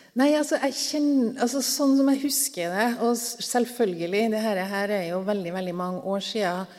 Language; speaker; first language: Norwegian; native; Norwegian